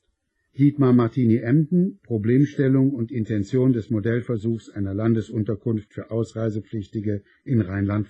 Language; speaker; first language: German; native; German